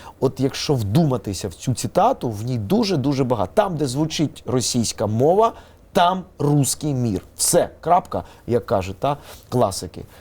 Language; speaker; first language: Ukrainian; non-native, local second language; Russian